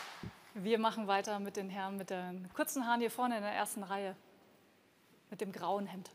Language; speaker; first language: German; native; German